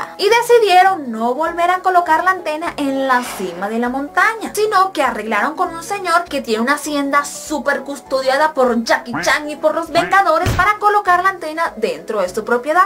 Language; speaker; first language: Spanish; native; Spanish